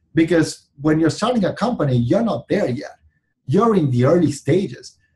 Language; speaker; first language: English; non-native, fluent; Spanish